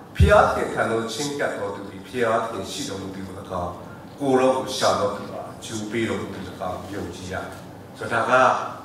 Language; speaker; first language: Burmese; non-native, local second language; S'gaw Karen